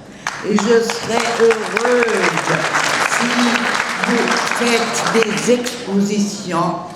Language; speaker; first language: French; non-native, learner; German